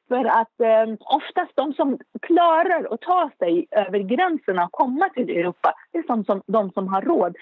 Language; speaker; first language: Swedish; non-native, fluent; Arabic